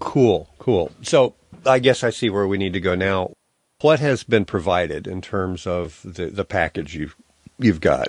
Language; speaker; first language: English; native; English